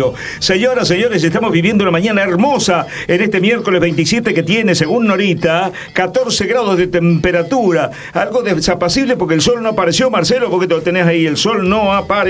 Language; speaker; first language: Spanish; native; Spanish